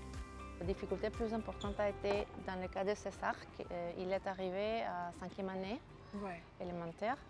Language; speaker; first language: French; non-native, fluent; Spanish